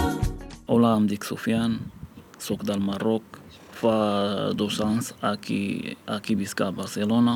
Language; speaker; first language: Catalan; non-native, learner; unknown